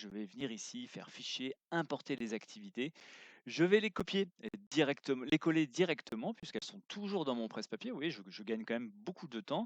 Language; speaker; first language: French; native; French